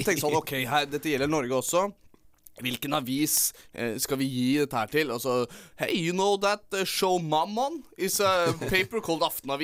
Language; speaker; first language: Norwegian; native; Norwegian